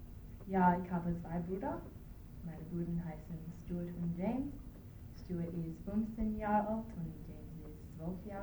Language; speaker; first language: German; non-native, learner; English